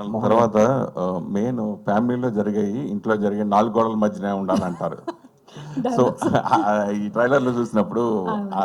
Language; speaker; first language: Telugu; native; Telugu